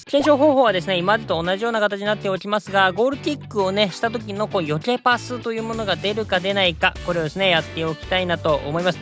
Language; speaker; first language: Japanese; native; Japanese